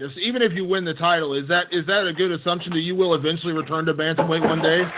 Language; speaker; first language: English; native; English